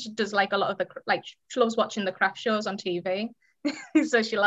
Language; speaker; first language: English; native; English